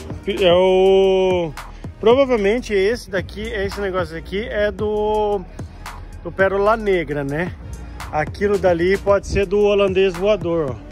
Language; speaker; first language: Portuguese; native; Portuguese